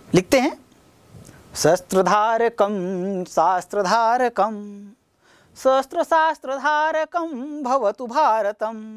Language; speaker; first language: Hindi; native; Hindi